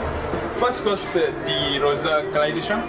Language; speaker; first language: German; non-native, learner; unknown